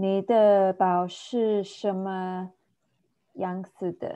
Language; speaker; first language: Chinese; non-native, learner; English